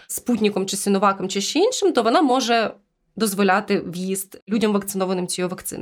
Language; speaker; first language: Ukrainian; native; Ukrainian